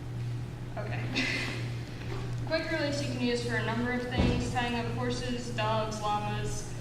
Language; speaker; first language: English; native; English